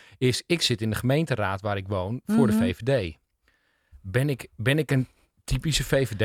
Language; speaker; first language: Dutch; native; Dutch